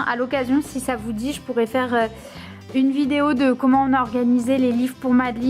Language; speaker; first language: French; native; French